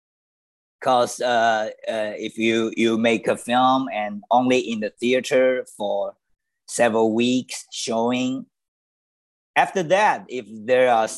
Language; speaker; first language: English; non-native, learner; Chinese